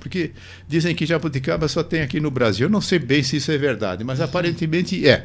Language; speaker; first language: Portuguese; native; Portuguese